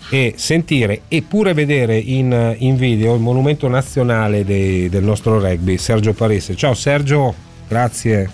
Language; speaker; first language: Italian; native; Italian